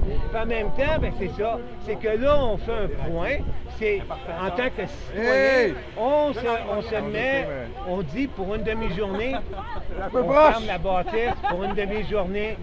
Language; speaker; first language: French; native; French